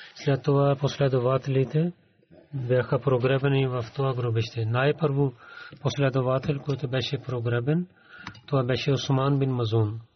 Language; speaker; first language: Bulgarian; non-native, learner; Urdu